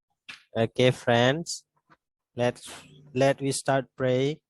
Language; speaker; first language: English; non-native, learner; Indonesian